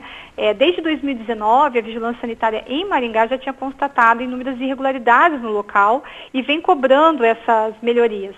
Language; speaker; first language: Portuguese; native; Portuguese